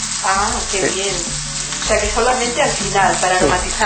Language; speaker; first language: Spanish; native; Spanish